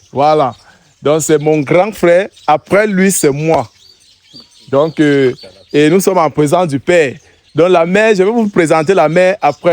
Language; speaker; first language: French; native; French